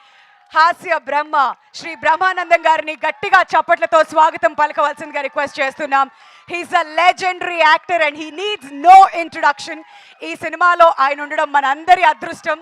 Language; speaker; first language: Telugu; native; Telugu